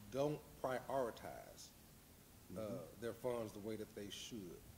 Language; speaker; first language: English; native; English